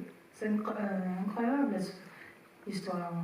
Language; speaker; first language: French; non-native, learner; English